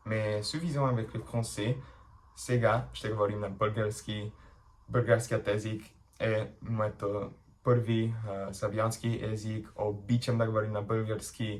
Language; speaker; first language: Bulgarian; non-native, learner; English